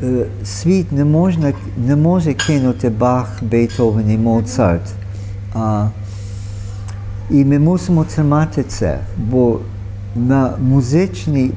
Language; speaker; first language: Ukrainian; early bilingual, heritage; Ukrainian